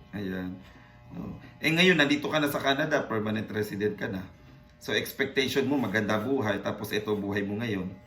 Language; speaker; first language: Filipino; native; Filipino